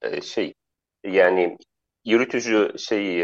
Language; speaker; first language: Turkish; non-native, learner; Arabic